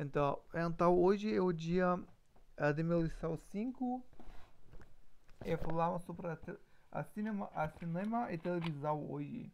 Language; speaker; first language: Portuguese; non-native, learner; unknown